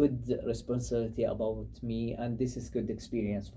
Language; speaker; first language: English; non-native, learner; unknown